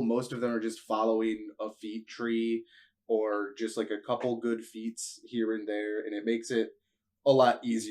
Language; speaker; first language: English; native; English